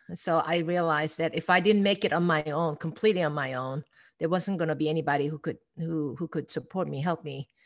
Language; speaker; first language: English; non-native, fluent; Korean